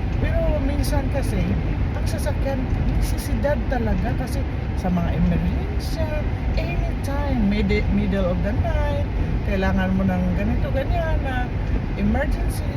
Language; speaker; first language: Filipino; non-native, local second language; Cebuano